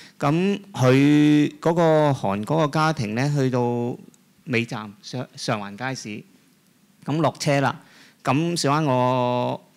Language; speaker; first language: Cantonese; native; Cantonese